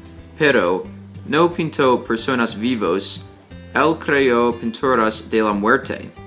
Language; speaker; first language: Spanish; non-native, learner; English